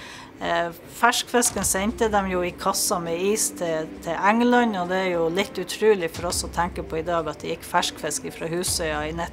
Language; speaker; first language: Norwegian; native; Norwegian